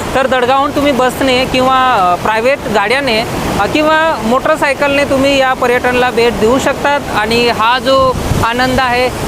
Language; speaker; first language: Marathi; non-native, local second language; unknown